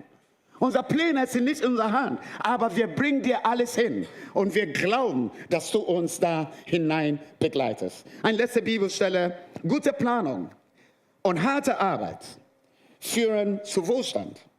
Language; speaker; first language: German; non-native, fluent; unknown